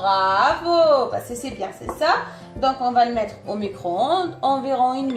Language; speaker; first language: French; non-native, local second language; Arabic